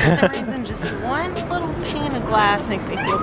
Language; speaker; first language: English; native; English